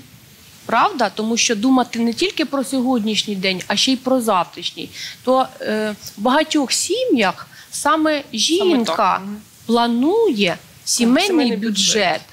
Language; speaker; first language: Ukrainian; native; Ukrainian